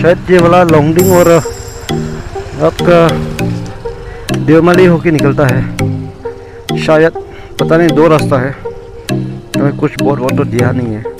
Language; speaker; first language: Hindi; non-native, local second language; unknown